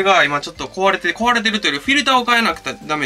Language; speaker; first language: Japanese; native; Japanese